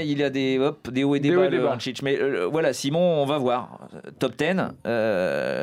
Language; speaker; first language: French; native; French